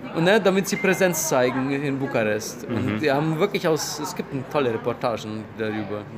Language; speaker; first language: German; non-native, fluent; Romanian